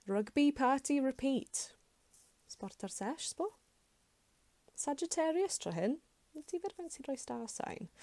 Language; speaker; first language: Welsh; native; Welsh